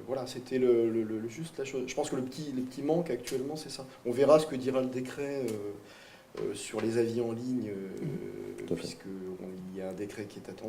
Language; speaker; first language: French; native; French